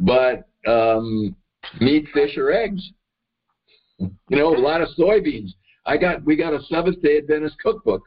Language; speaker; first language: English; native; English